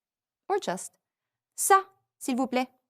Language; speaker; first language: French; non-native, fluent; English